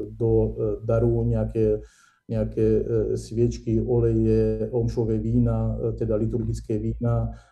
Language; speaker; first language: Slovak; native; Slovak